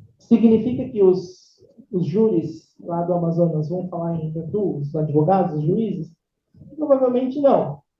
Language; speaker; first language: Portuguese; native; Portuguese